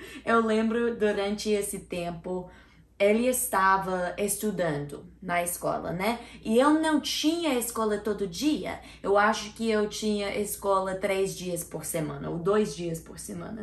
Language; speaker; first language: Portuguese; non-native, learner; English